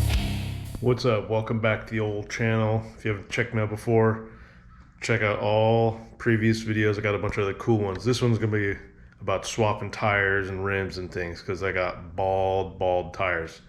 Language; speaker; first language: English; native; English